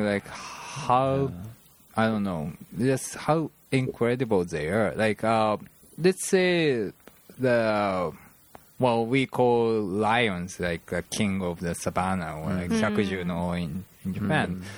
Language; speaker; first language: English; non-native, fluent; Japanese